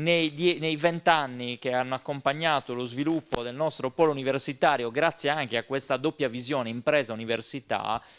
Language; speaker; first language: Italian; native; Italian